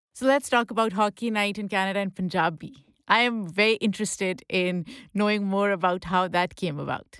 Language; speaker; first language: English; non-native, local second language; Pashto